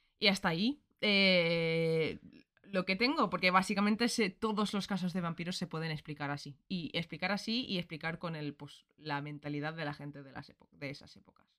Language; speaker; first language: Spanish; early bilingual, other home language; English